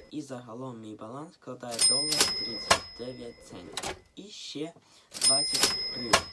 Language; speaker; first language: Ukrainian; non-native, local second language; Russian